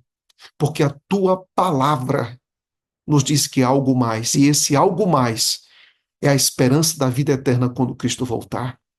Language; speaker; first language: Portuguese; native; Portuguese